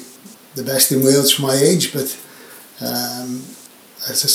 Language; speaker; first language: English; native; English